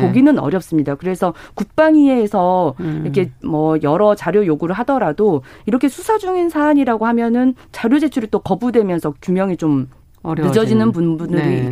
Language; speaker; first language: Korean; native; Korean